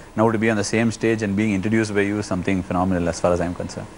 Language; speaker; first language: English; non-native, local second language; Tamil